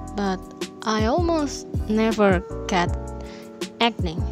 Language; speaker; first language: English; non-native, learner; Indonesian